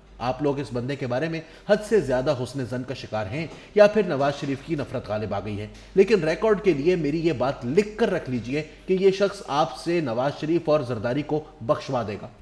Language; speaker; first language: Urdu; non-native, local second language; Pashto